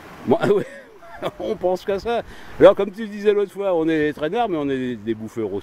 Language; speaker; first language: French; native; French